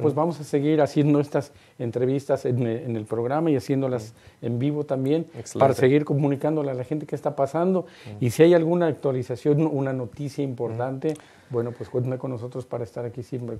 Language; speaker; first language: Spanish; native; Spanish